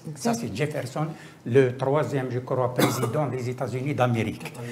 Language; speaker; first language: French; non-native, local second language; Arabic